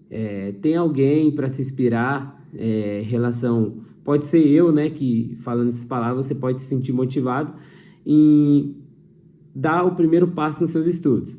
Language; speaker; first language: Portuguese; native; Portuguese